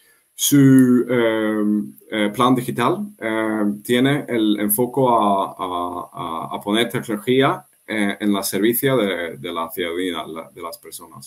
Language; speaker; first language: Spanish; non-native, fluent; Swedish